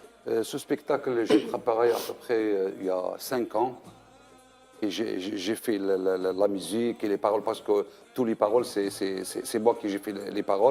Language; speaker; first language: French; non-native, learner; Arabic